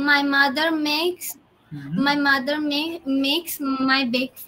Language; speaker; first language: English; non-native, learner; Bangla